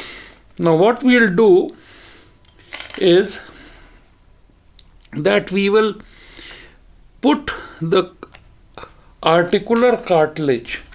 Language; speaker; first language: English; non-native, local second language; Hindi